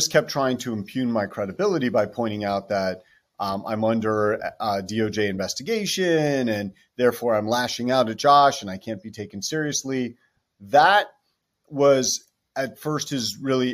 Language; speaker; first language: English; native; English